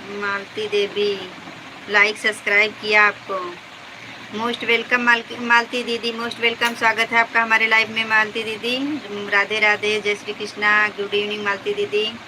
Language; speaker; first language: Hindi; native; Hindi